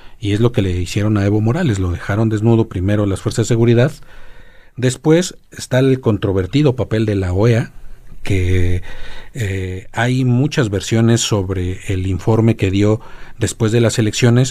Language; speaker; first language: Spanish; native; Spanish